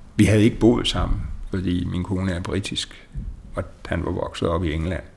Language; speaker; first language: Danish; native; Danish